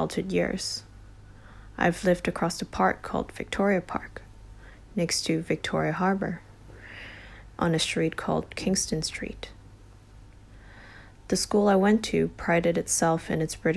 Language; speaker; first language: English; non-native, local second language; Cantonese